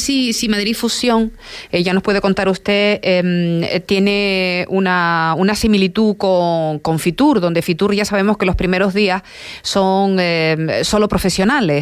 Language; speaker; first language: Spanish; native; Spanish